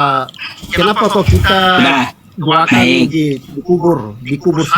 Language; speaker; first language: Indonesian; non-native, fluent; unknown